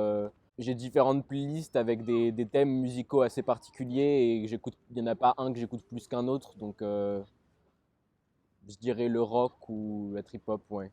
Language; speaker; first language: French; native; French